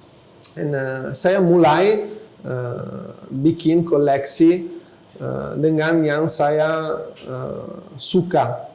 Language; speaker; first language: Indonesian; non-native, fluent; Italian